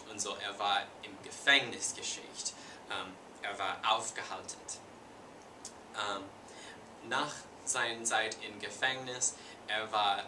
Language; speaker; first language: German; non-native, learner; English